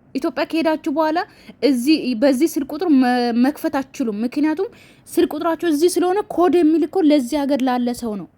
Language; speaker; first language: Amharic; native; Amharic